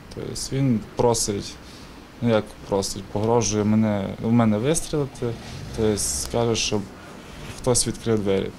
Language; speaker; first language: Ukrainian; native; Ukrainian